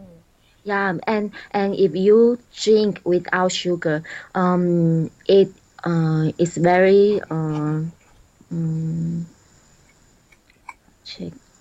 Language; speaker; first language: English; non-native, learner; Chinese